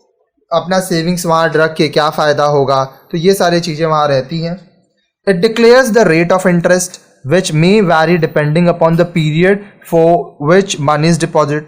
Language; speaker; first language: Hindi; native; Hindi